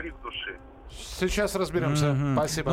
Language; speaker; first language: Russian; native; Russian